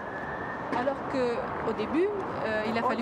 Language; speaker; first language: French; native; French